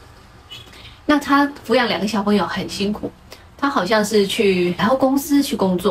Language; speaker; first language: Chinese; native; Chinese